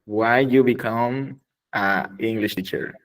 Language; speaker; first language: English; non-native, learner; Spanish